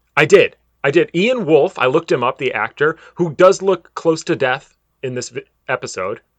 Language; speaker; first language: English; native; English